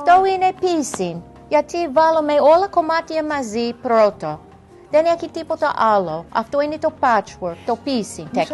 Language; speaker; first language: Greek; non-native, learner; English